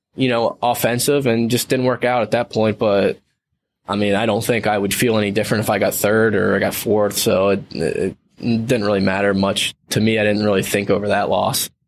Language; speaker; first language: English; native; English